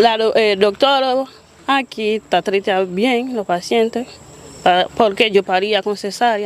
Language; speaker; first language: Spanish; non-native, learner; Haitian Creole